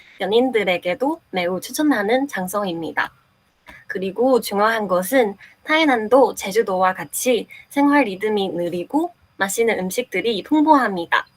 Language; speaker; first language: Korean; non-native, fluent; Chinese